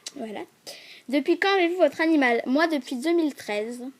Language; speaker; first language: French; native; French